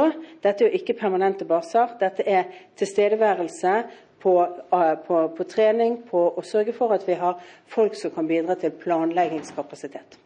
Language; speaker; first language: Norwegian; native; Norwegian